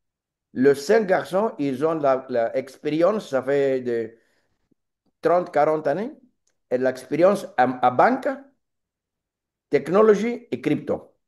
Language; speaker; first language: French; non-native, learner; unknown